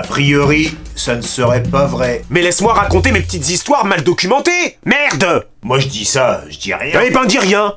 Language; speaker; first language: French; native; French